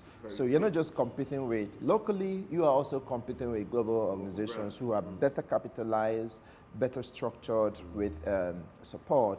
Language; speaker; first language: English; non-native, local second language; Igbo